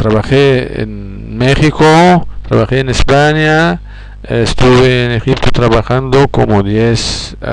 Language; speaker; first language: Spanish; non-native, fluent; Arabic